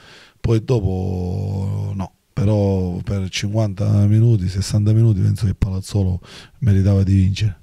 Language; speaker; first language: Italian; native; Italian